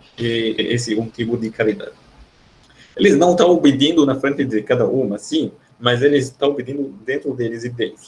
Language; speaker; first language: Portuguese; non-native, fluent; Arabic